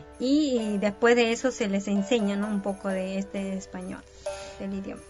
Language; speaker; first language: Spanish; native; Spanish